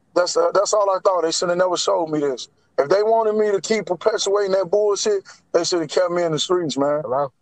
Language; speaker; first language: English; native; English